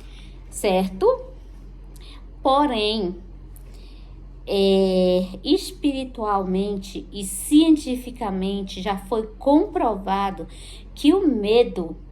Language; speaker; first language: Portuguese; native; Portuguese